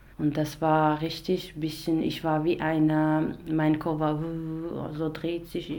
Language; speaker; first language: German; non-native, learner; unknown